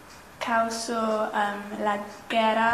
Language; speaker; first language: Spanish; non-native, learner; English